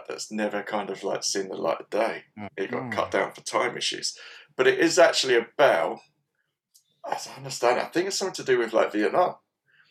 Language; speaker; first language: English; native; English